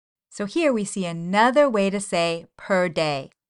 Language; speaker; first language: English; native; English